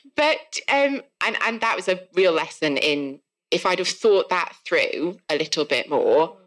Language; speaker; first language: English; native; English